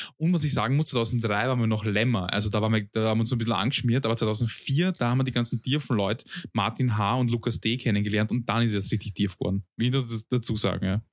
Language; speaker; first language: German; early bilingual, other home language; Bosnian